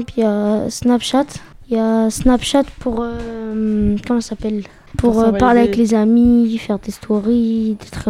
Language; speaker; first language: French; native; French